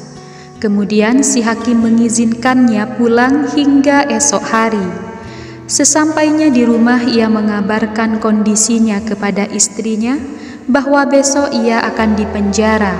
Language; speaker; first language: Indonesian; native; Indonesian